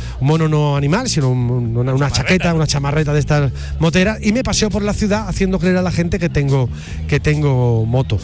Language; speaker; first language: Spanish; native; Spanish